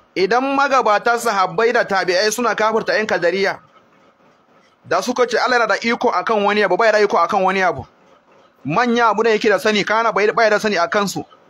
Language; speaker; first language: Hausa; non-native, local second language; Kanuri